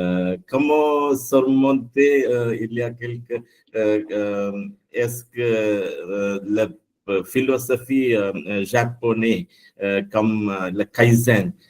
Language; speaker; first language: French; non-native, learner; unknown